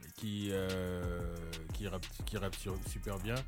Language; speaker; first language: French; native; French